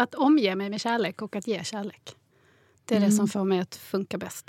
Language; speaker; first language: Swedish; native; Swedish